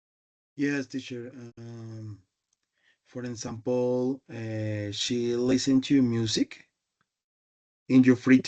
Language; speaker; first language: English; non-native, learner; Spanish